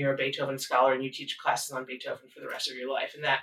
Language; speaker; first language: English; native; English